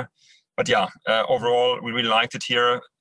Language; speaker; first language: English; non-native, fluent; German